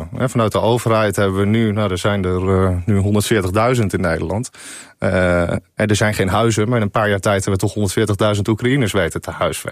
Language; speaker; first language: Dutch; native; Dutch